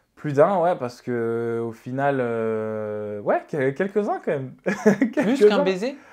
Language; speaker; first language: French; native; French